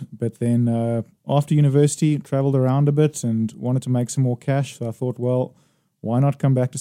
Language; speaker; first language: English; native; English